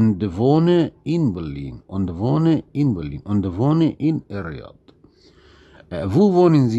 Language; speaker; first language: German; non-native, fluent; Arabic